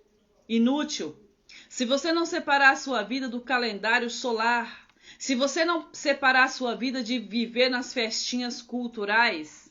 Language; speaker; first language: Portuguese; native; Portuguese